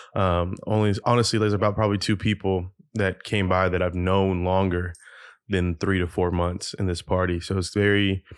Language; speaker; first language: English; early bilingual, other home language; Spanish